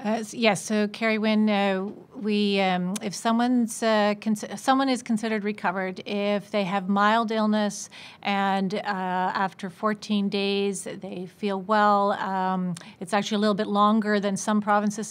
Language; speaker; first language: English; native; English